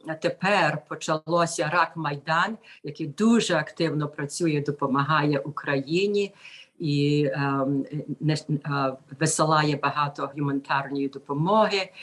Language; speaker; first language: Ukrainian; early bilingual, heritage; Ukrainian